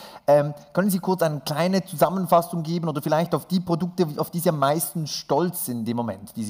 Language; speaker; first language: German; native; German